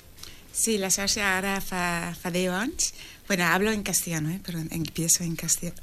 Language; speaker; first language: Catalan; non-native, learner; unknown